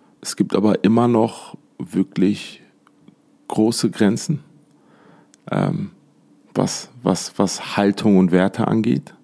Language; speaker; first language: German; native; German